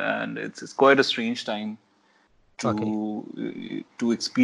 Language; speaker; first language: English; non-native, local second language; Urdu